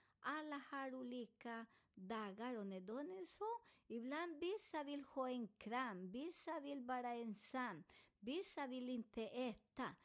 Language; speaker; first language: Swedish; non-native, fluent; Spanish